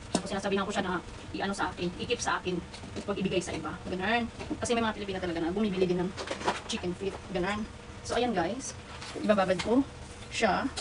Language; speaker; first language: Filipino; non-native, local second language; Hiligaynon